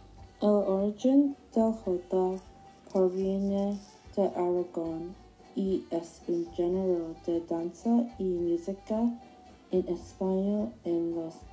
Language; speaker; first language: Spanish; non-native, learner; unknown